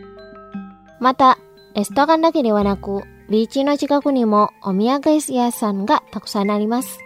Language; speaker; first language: Japanese; non-native, fluent; Indonesian